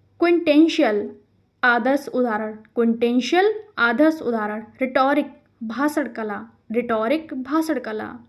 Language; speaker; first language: Hindi; native; Hindi